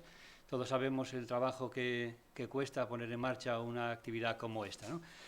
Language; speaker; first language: Spanish; native; Spanish